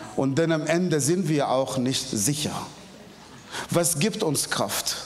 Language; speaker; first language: German; non-native, fluent; Arabic